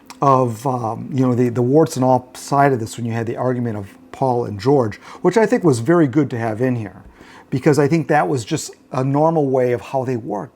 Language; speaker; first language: English; native; English